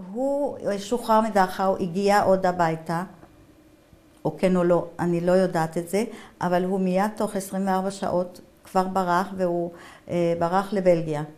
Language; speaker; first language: Hebrew; non-native, fluent; German